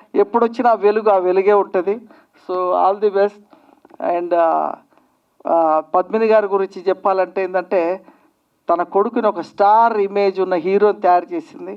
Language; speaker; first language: Telugu; native; Telugu